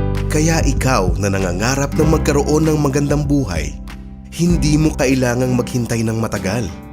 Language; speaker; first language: Filipino; native; Filipino